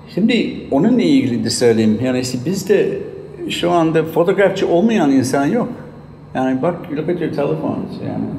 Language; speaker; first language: Turkish; non-native, fluent; Irish